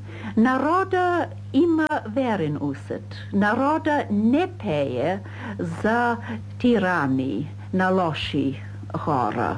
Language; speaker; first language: Bulgarian; non-native, fluent; English